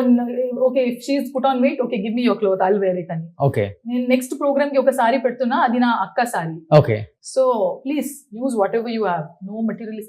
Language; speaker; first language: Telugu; non-native, local second language; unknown